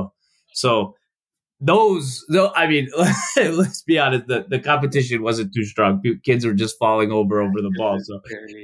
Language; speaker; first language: English; early bilingual, other home language; Albanian